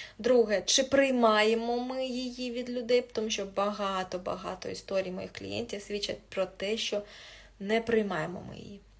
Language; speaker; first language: Ukrainian; non-native, local second language; Russian